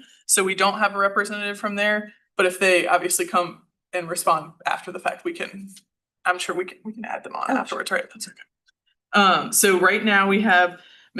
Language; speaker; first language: English; native; English